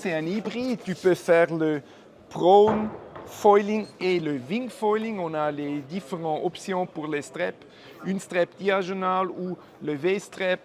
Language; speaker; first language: French; non-native, fluent; German